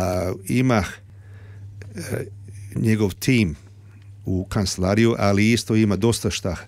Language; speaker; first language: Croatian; early bilingual, heritage; Serbian